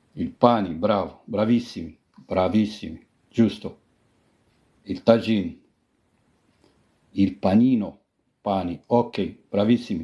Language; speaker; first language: Italian; non-native, fluent; Arabic